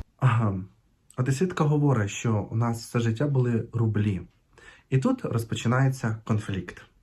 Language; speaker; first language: Ukrainian; non-native, local second language; Russian